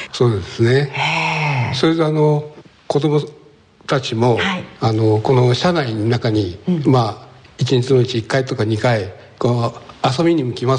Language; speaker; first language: Japanese; native; Japanese